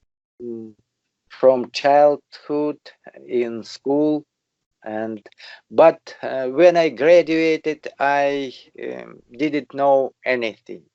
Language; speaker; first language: English; non-native, learner; Russian